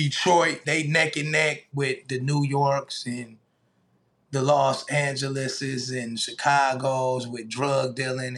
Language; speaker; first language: English; native; English